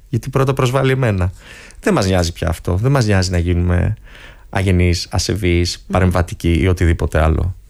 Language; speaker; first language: Greek; native; Greek